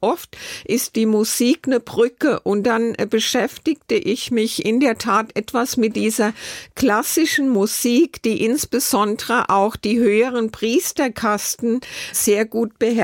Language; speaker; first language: German; native; German